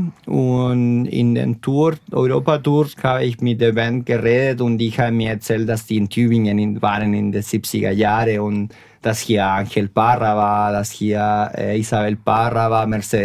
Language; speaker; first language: German; non-native, fluent; Spanish